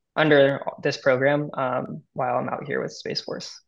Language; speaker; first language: English; native; English